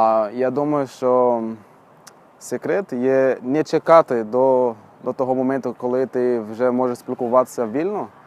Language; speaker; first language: Ukrainian; non-native, fluent; Portuguese